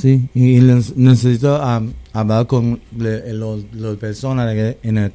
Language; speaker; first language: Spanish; early bilingual, heritage; Spanish